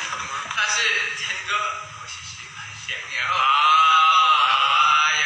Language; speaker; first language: Chinese; non-native, learner; Thai